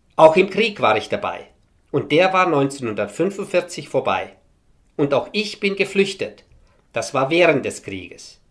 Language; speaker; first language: German; early bilingual, heritage; Romanian